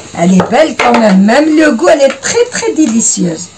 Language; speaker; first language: French; non-native, local second language; Arabic